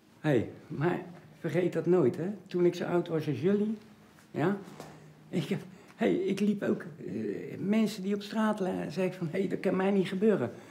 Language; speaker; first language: Dutch; native; Dutch